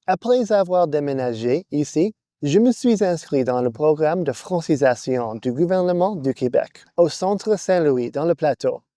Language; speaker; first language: French; non-native, fluent; English